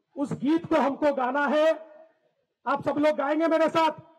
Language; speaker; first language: Hindi; non-native, local second language; Marathi